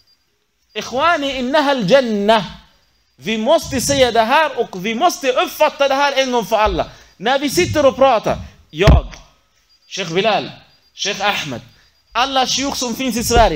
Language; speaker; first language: Swedish; non-native, fluent; Arabic